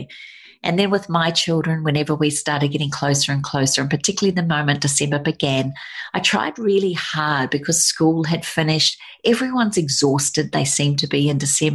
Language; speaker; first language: English; native; English